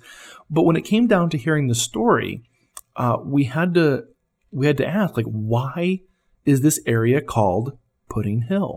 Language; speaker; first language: English; native; English